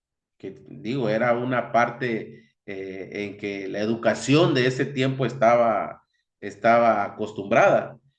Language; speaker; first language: Spanish; native; Spanish